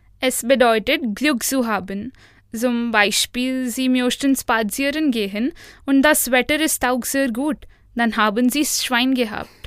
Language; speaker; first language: German; non-native, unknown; Hindi